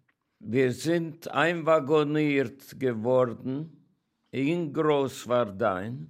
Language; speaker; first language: German; non-native, fluent; Hungarian